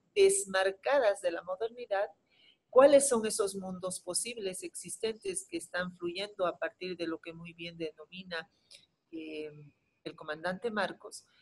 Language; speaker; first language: Spanish; native; Spanish